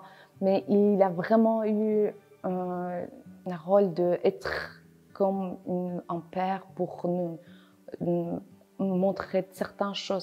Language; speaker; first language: French; non-native, learner; Persian